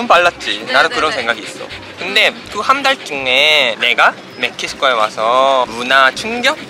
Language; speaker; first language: Korean; non-native, fluent; Japanese